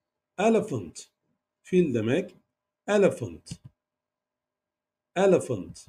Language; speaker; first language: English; non-native, learner; Turkish